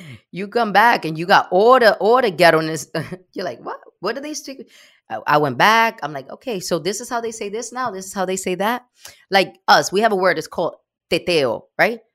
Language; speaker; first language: English; early bilingual, other home language; Spanish